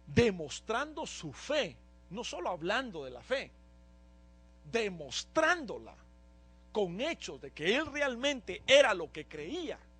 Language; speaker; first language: Spanish; native; Spanish